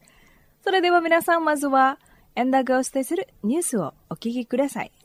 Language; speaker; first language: Japanese; non-native, fluent; Indonesian